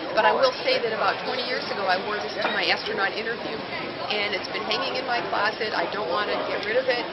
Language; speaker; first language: English; native; English